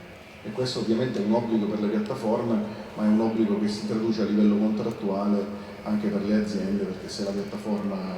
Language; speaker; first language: Italian; native; Italian